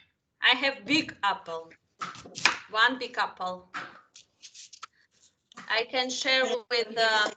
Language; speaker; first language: English; non-native, fluent; Spanish